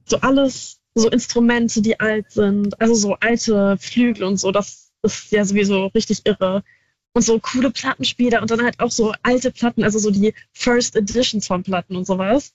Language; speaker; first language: German; native; German